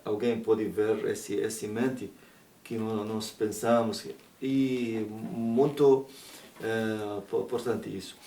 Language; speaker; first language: Portuguese; non-native, learner; Arabic